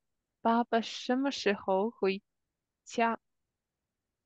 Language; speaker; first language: Chinese; non-native, learner; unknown